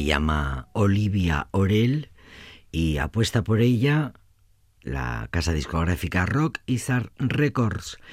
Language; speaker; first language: Spanish; native; Spanish